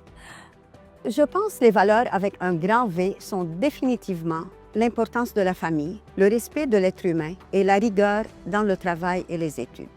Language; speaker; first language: French; non-native, local second language; Arabic